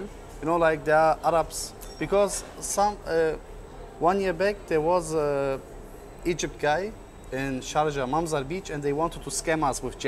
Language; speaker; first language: English; non-native, learner; German